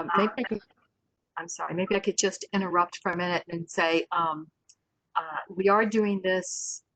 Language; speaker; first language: English; native; English